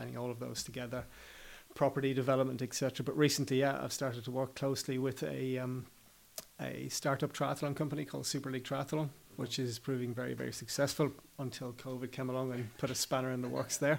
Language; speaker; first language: English; native; English